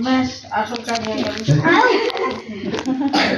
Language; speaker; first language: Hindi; non-native, local second language; Bangla